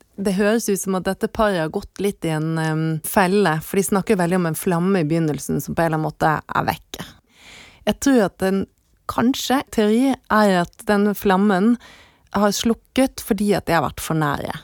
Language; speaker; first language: Norwegian; native; Norwegian